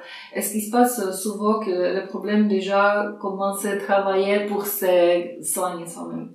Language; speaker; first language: French; non-native, fluent; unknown